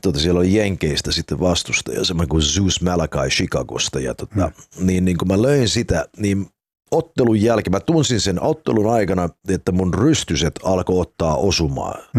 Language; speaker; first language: Finnish; early bilingual, heritage; Finnish